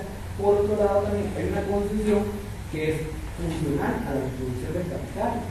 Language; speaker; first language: Spanish; native; Spanish